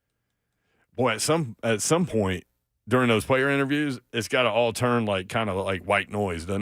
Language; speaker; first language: English; native; English